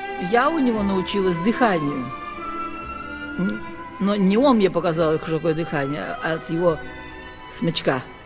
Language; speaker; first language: Russian; native; Russian